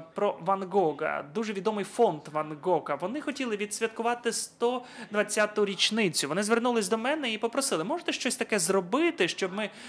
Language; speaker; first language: Ukrainian; non-native, fluent; Dutch